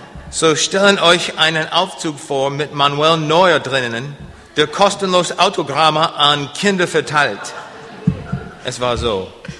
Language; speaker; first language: German; non-native, learner; English